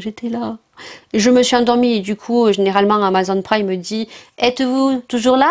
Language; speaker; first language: French; native; French